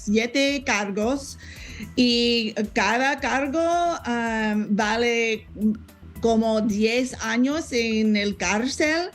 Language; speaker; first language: Spanish; non-native, learner; English